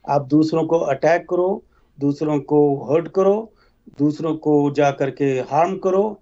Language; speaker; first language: Hindi; native; Hindi